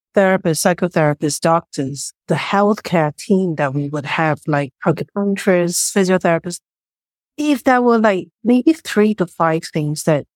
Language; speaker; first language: English; non-native, local second language; Chinese